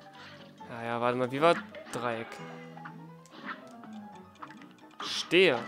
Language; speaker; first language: German; native; German